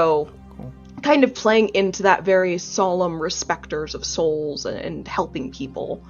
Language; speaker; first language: English; native; English